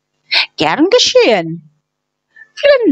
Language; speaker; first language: German; non-native, fluent; Indonesian